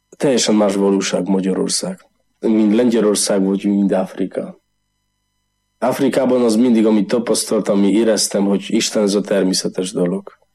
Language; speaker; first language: Hungarian; non-native, learner; Polish